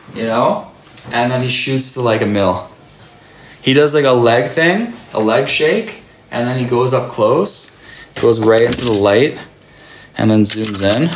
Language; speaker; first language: English; native; English